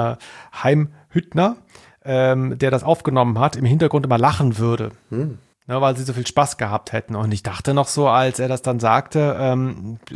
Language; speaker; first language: German; native; German